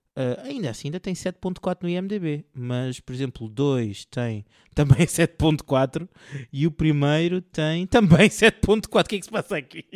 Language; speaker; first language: Portuguese; native; Portuguese